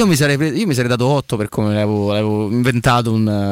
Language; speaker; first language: Italian; native; Italian